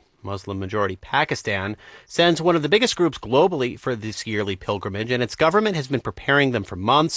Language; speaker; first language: English; native; English